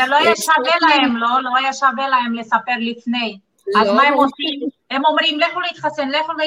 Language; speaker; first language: Hebrew; non-native, fluent; Portuguese